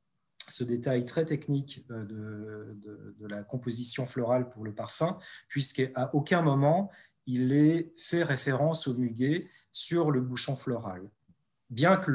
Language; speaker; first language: French; native; French